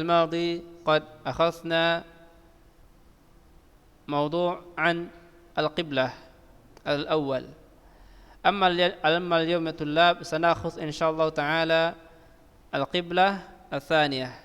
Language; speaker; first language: Arabic; non-native, fluent; Indonesian